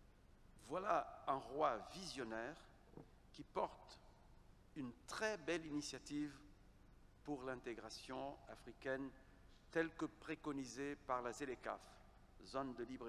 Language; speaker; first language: French; non-native, fluent; Kabuverdianu